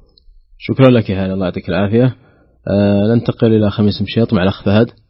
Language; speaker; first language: Arabic; native; Arabic